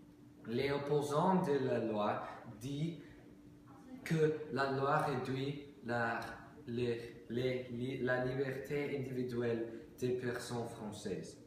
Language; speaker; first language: French; non-native, learner; English